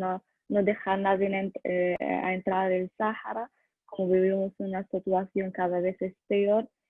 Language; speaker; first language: Spanish; non-native, learner; Arabic